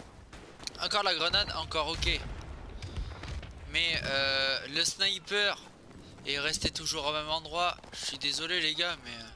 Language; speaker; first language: French; native; French